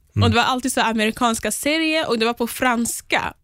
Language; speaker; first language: Swedish; non-native, fluent; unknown